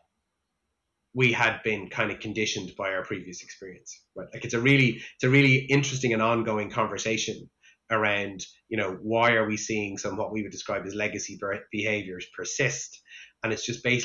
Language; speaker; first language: English; native; English